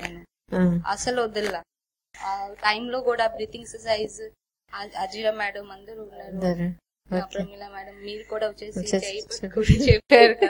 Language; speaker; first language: Telugu; non-native, learner; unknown